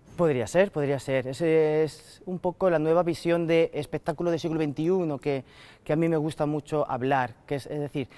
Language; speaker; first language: Spanish; native; Spanish